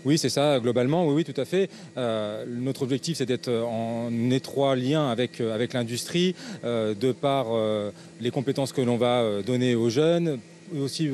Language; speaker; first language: French; native; French